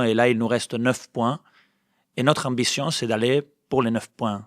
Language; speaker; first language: French; non-native, fluent; Spanish